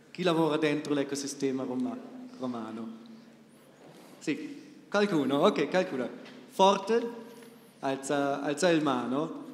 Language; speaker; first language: Italian; non-native, learner; German